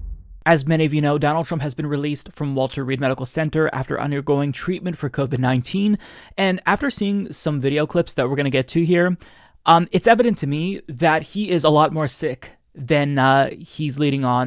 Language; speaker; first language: English; native; English